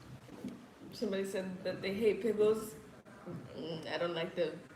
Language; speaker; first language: English; native; English